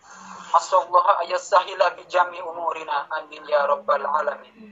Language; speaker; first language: Arabic; non-native, learner; Indonesian